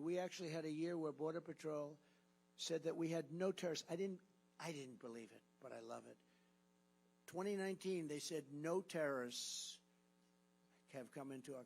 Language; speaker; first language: English; native; English